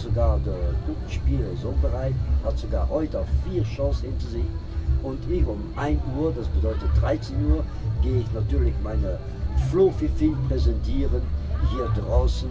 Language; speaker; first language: German; non-native, fluent; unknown